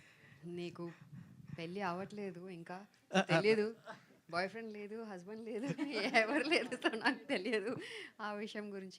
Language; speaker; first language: Telugu; non-native, fluent; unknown